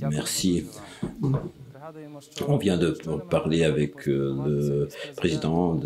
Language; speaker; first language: French; non-native, fluent; Ukrainian